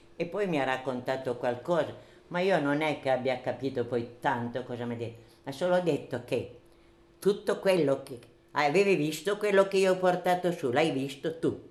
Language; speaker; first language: Italian; native; Italian